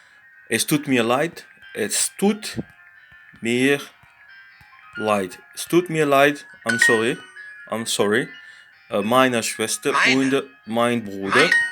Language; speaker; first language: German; non-native, learner; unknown